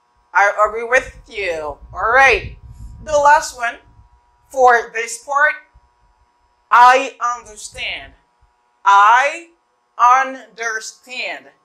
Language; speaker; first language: English; non-native, fluent; Haitian Creole